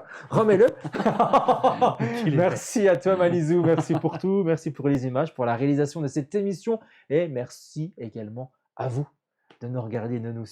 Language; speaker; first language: French; native; French